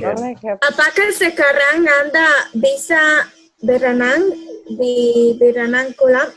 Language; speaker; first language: Indonesian; non-native, learner; Hebrew